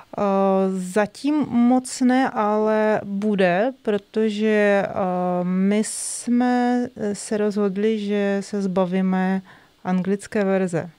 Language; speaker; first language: Czech; non-native, fluent; Russian